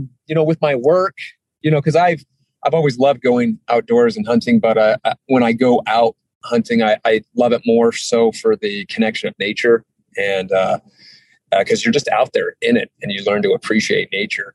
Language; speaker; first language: English; native; English